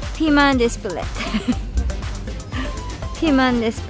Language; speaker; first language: French; non-native, learner; Filipino